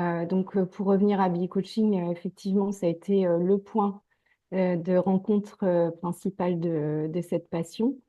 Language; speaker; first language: French; native; French